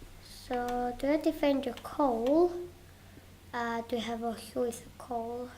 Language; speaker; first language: Welsh; non-native, local second language; English